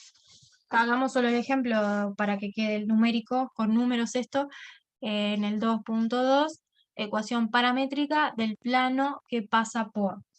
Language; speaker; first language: Spanish; native; Spanish